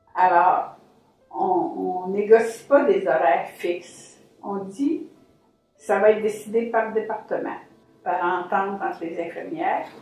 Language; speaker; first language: French; native; French